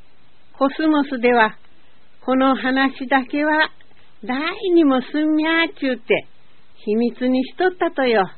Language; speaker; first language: Japanese; native; Japanese